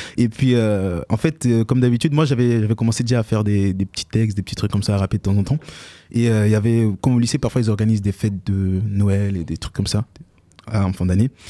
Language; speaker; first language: French; early bilingual, other home language; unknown